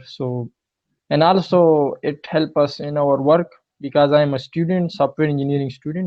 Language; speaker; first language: English; non-native, learner; Pashto